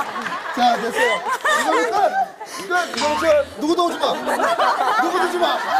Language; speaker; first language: Korean; native; Korean